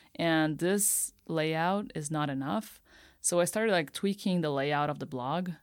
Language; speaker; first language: English; non-native, fluent; Portuguese